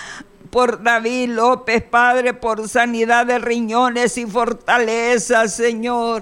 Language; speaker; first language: Spanish; native; Spanish